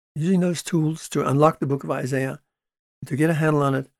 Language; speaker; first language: English; early bilingual, other home language; Dutch